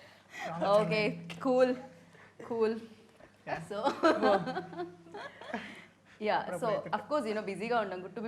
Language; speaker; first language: Telugu; native; Telugu